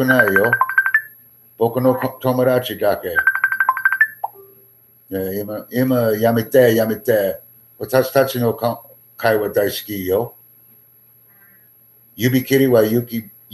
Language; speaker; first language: Japanese; non-native, learner; English